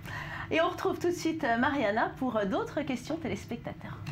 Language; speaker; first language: French; native; French